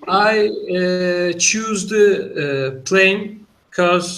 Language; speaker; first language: English; non-native, learner; Turkish